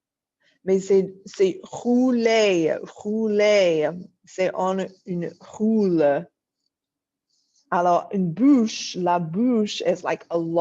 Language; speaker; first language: French; non-native, fluent; English